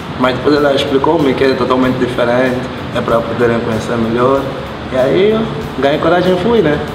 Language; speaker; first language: Portuguese; native; Portuguese